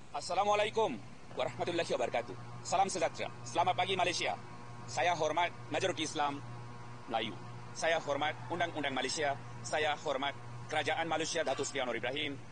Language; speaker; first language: Malay; non-native, fluent; Bangla